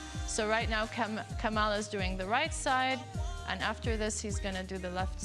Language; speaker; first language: English; non-native, local second language; Arabic